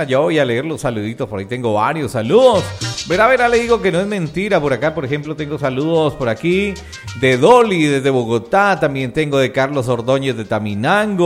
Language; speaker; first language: Spanish; native; Spanish